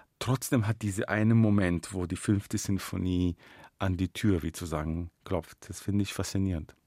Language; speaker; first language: German; non-native, fluent; Arabic